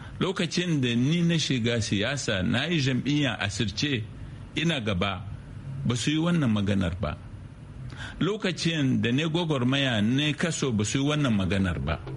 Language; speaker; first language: Hausa; non-native, local second language; Arabic